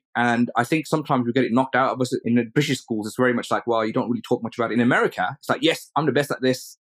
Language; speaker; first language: English; early bilingual, other home language; Urdu